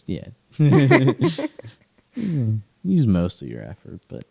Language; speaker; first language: English; native; English